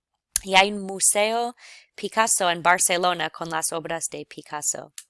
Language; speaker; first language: Spanish; non-native, fluent; English